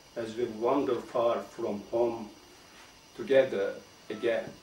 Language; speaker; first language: English; non-native, fluent; Turkish